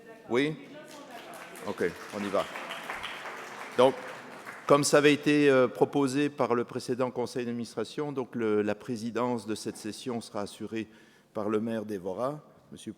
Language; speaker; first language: French; native; French